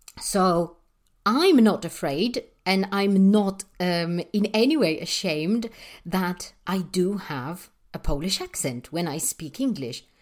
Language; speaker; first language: English; non-native, fluent; Polish